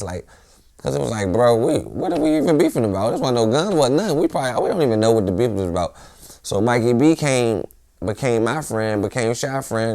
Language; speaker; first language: English; native; English